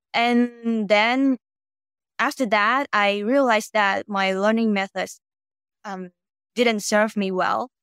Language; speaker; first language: English; non-native, fluent; Vietnamese